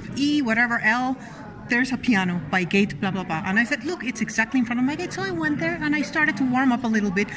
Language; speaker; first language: English; native; English